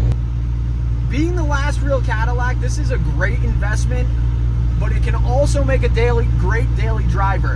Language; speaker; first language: English; native; English